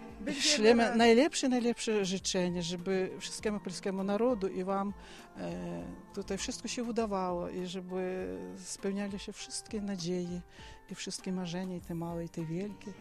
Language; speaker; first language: Polish; non-native, fluent; Ukrainian